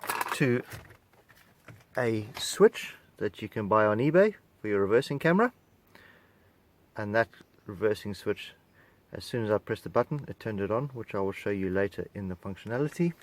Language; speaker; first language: English; native; English